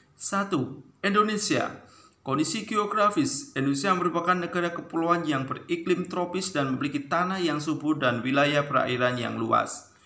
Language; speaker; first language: Indonesian; native; Indonesian